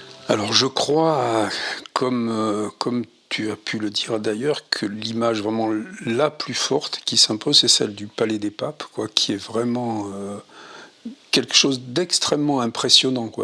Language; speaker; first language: French; native; French